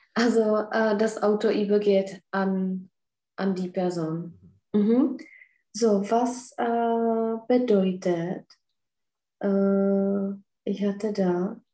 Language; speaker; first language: German; non-native, fluent; Czech